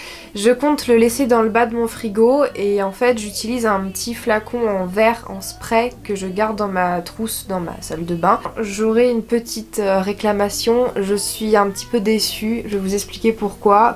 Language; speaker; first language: French; native; French